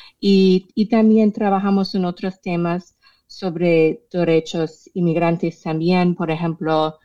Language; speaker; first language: Spanish; non-native, fluent; English